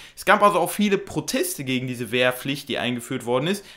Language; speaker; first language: German; native; German